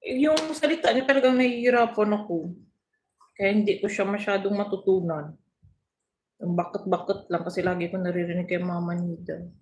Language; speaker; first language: Filipino; non-native, local second language; Hiligaynon